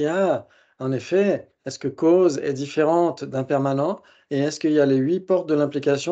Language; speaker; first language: French; native; French